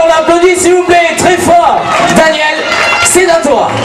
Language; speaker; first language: French; native; French